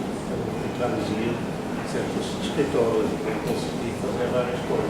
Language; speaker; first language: Portuguese; non-native, fluent; Dutch